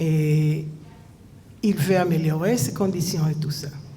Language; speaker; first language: French; non-native, fluent; Hebrew